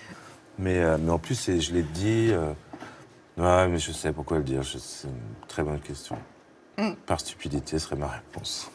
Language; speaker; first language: French; native; French